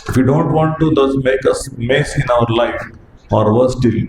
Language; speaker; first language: English; non-native, local second language; Hindi